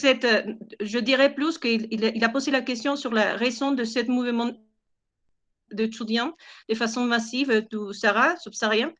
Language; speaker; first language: French; non-native, fluent; Spanish